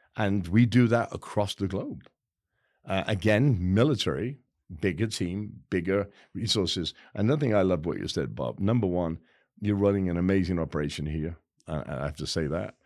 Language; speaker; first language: English; native; English